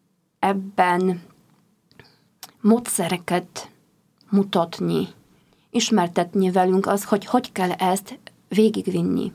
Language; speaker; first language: Hungarian; non-native, fluent; Polish